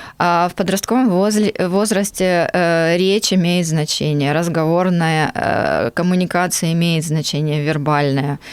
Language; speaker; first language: Russian; native; Russian